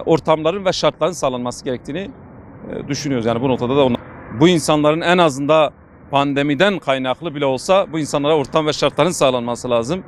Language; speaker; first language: Turkish; non-native, local second language; Kurdish